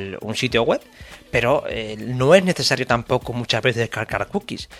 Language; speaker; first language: Spanish; native; Spanish